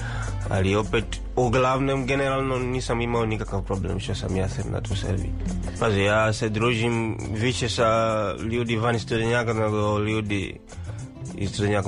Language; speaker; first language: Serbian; non-native, fluent; Swahili